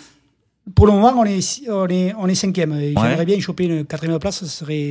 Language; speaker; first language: French; native; French